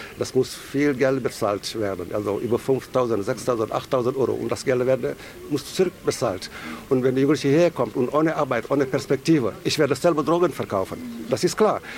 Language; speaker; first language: German; non-native, fluent; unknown